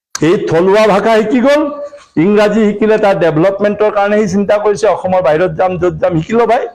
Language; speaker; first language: Assamese; non-native, local second language; Marwari